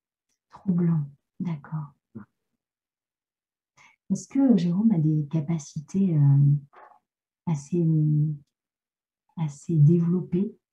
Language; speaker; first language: French; native; French